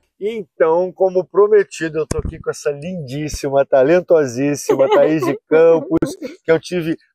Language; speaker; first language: Portuguese; native; Portuguese